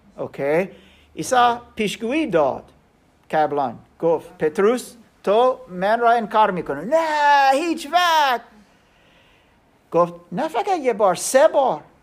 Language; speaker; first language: Persian; non-native, learner; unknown